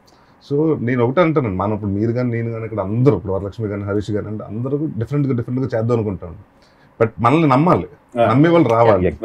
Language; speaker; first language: Telugu; native; Telugu